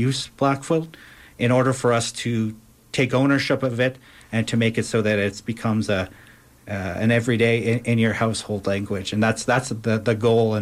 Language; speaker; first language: English; native; English